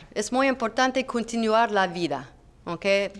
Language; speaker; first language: Spanish; non-native, learner; English